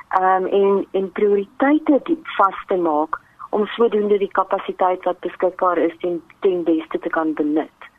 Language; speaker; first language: Afrikaans; native; Afrikaans